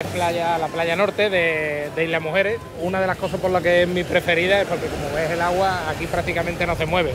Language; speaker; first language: Spanish; native; Spanish